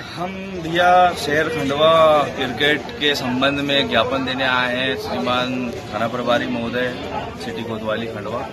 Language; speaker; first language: Hindi; native; Hindi